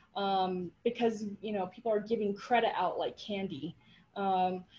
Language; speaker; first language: English; native; English